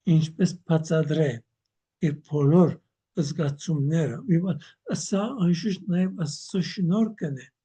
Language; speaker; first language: Armenian; early bilingual, heritage; Armenian